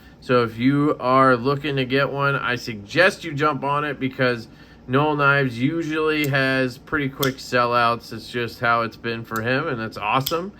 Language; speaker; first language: English; native; English